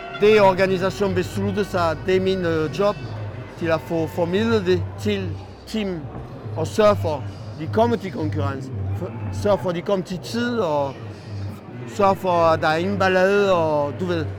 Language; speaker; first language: Danish; non-native, fluent; French